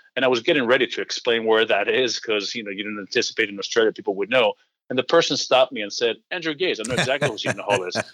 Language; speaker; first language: English; early bilingual, heritage; Greek